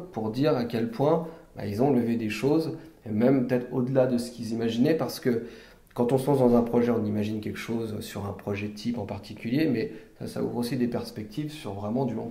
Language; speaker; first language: French; native; French